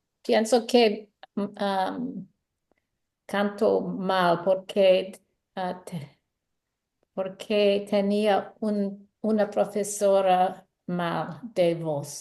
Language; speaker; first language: Spanish; non-native, learner; English